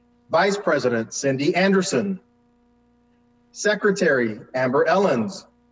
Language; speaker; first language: English; early bilingual, other home language; Spanish